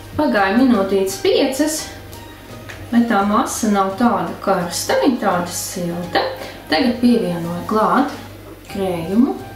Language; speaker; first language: Latvian; non-native, local second language; Russian